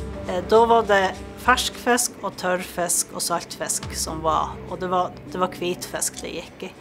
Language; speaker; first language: Norwegian; native; Norwegian